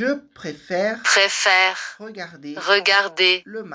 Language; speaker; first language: French; non-native, fluent; Portuguese